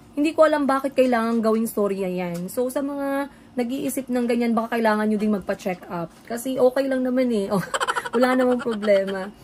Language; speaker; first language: Filipino; native; Filipino